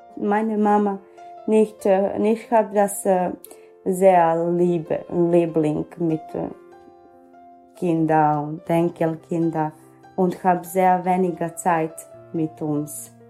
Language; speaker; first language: German; non-native, learner; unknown